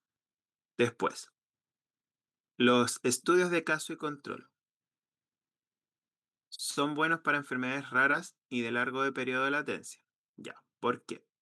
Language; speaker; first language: Spanish; native; Spanish